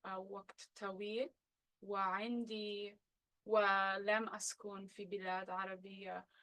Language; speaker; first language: Arabic; non-native, learner; English